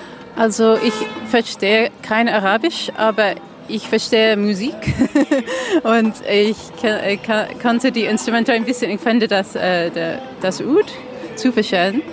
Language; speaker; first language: German; non-native, fluent; English